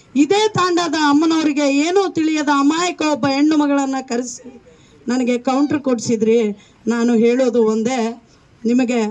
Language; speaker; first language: Kannada; native; Kannada